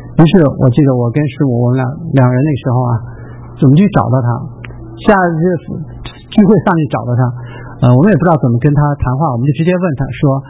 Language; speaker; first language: Chinese; native; Chinese